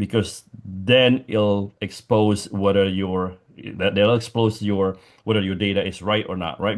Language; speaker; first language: English; non-native, fluent; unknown